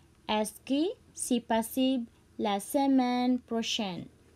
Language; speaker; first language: French; non-native, learner; Cebuano